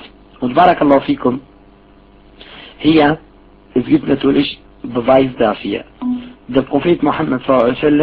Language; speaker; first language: German; non-native, fluent; Arabic